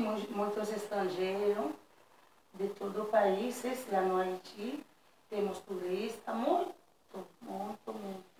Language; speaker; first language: Portuguese; non-native, learner; Haitian Creole